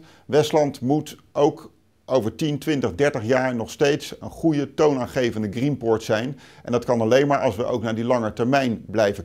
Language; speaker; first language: Dutch; native; Dutch